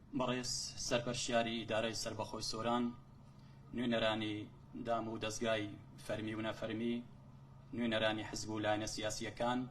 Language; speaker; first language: Central Kurdish; non-native, local second language; Assyrian Neo-Aramaic